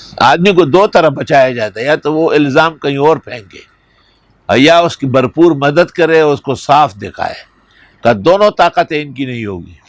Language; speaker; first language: Urdu; non-native, local second language; Pashto